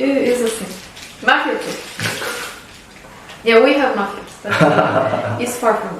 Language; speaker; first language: English; non-native, fluent; Albanian